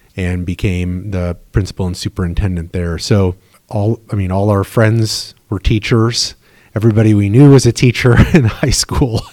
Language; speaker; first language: English; native; English